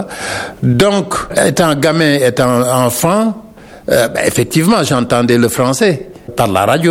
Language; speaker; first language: French; non-native, local second language; Wolof